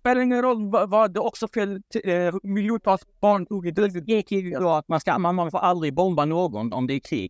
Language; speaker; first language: Swedish; non-native, local second language; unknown